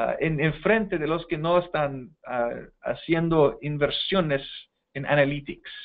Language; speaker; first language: Spanish; non-native, fluent; English